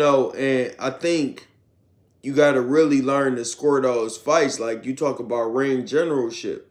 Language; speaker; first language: English; native; English